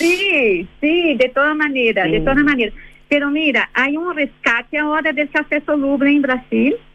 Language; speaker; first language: Spanish; non-native, fluent; Portuguese